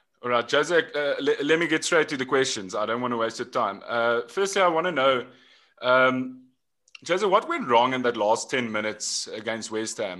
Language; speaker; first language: English; non-native, local second language; Afrikaans